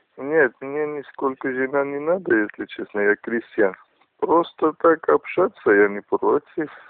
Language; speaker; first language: Russian; non-native, local second language; Armenian